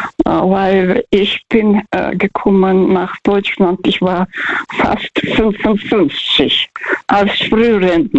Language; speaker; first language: German; non-native, fluent; Russian